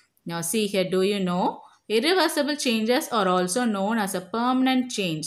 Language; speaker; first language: English; non-native, local second language; Tamil